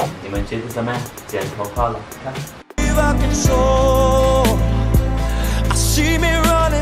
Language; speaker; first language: Chinese; non-native, learner; Turkish